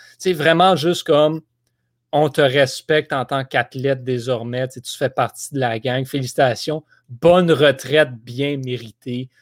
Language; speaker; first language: French; native; French